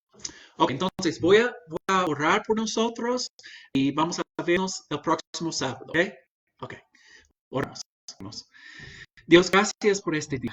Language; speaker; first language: Spanish; non-native, fluent; English